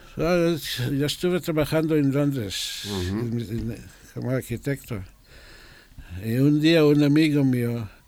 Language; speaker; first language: Spanish; non-native, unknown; Hebrew